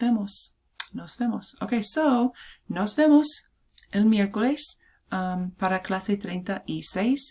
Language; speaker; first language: Spanish; non-native, fluent; English